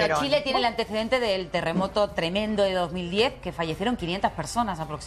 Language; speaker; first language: Spanish; native; Spanish